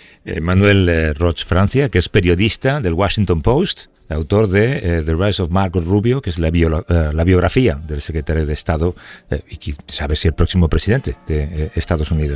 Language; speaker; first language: Spanish; native; Spanish